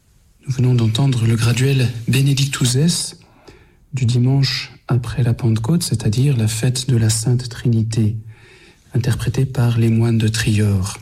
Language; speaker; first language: French; native; French